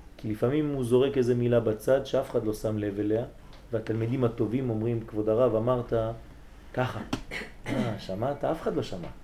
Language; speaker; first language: Hebrew; early bilingual, heritage; Hebrew